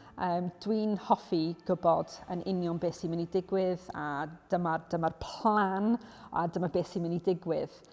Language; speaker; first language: Welsh; non-native, local second language; English